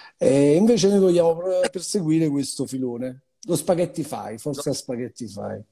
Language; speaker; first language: Italian; native; Italian